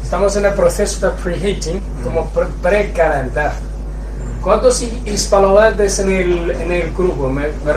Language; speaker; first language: Spanish; non-native, fluent; Chinese